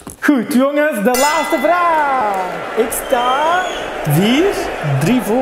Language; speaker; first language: Dutch; early bilingual, other home language; Turkish